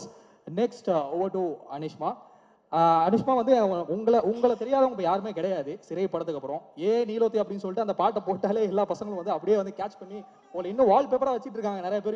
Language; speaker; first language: Tamil; native; Tamil